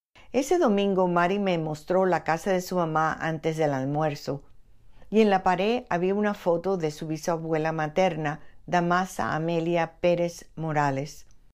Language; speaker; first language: Spanish; early bilingual, heritage; Spanish